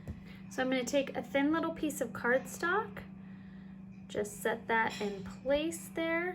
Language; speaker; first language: English; native; English